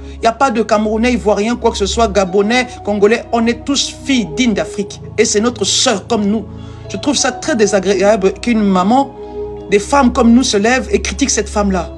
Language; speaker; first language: French; non-native, local second language; Lingala